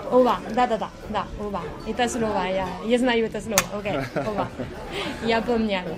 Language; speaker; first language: Russian; non-native, learner; French